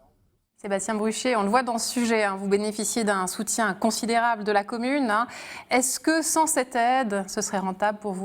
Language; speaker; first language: French; native; French